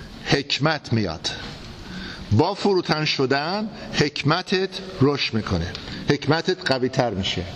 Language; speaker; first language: Persian; non-native, fluent; English